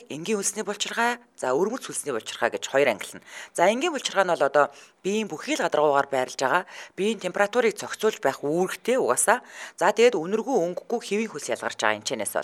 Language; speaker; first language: Mongolian; native; Mongolian